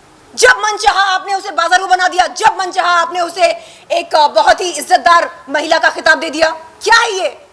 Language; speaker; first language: Hindi; native; Hindi